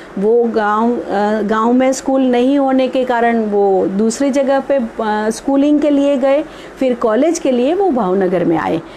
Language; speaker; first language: Hindi; non-native, local second language; Gujarati